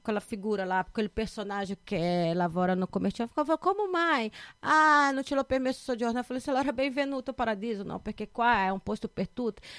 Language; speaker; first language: Italian; non-native, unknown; Portuguese